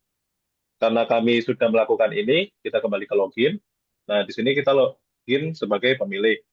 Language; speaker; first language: Indonesian; native; Indonesian